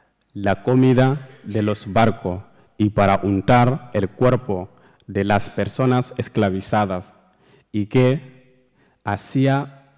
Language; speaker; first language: Spanish; non-native, learner; Fula